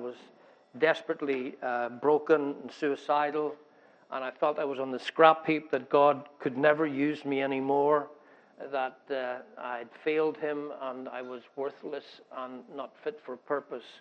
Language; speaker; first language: English; native; English